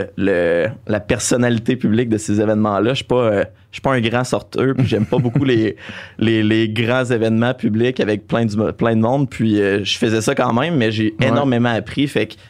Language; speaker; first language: French; native; French